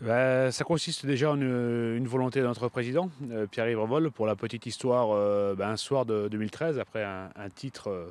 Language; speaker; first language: French; native; French